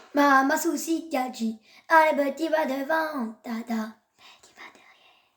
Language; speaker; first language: French; native; French